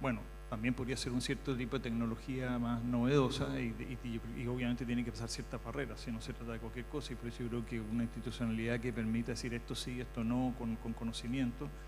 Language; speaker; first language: Spanish; native; Spanish